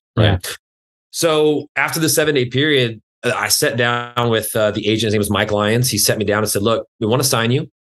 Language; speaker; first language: English; native; English